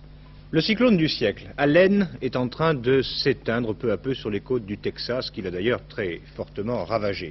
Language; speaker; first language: French; native; French